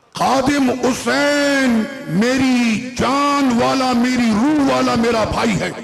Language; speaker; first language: Urdu; native; Urdu